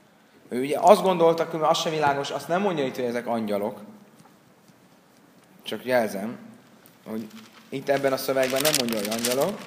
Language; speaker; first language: Hungarian; native; Hungarian